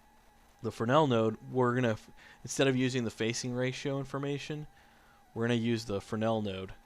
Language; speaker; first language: English; native; English